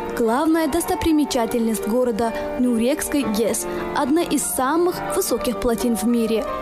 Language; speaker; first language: Russian; non-native, local second language; Tajik